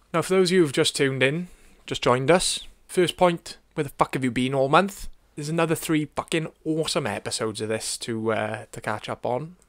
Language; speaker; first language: English; native; English